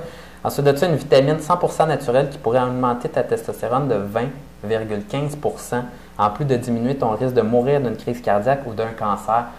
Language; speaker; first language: French; native; French